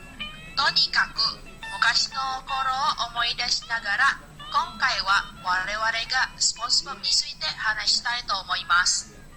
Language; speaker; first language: Japanese; non-native, learner; Indonesian